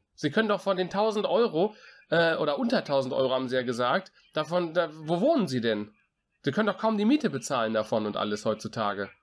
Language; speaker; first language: German; native; German